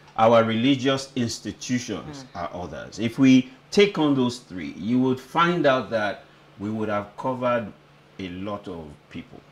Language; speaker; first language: English; non-native, local second language; Yoruba